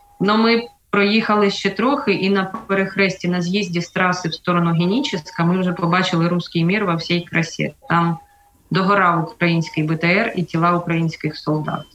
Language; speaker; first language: Ukrainian; native; Ukrainian